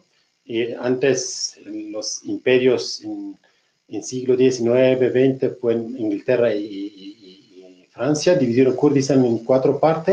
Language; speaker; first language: Spanish; non-native, fluent; Kurdish